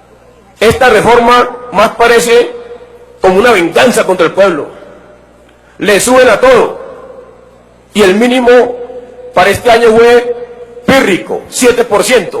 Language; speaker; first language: Spanish; native; Spanish